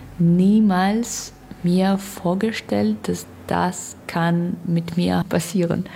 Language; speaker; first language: German; non-native, learner; Russian